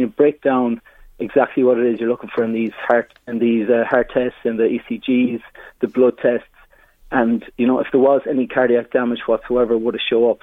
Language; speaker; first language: English; native; English